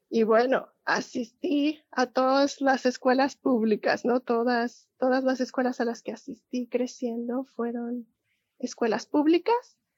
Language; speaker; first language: Spanish; native; Spanish